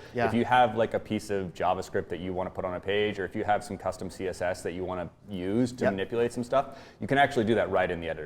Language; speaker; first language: English; native; English